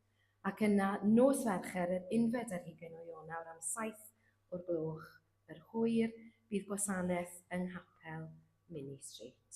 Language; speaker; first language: Welsh; native; Welsh